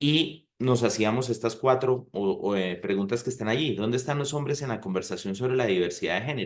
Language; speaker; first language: Spanish; native; Spanish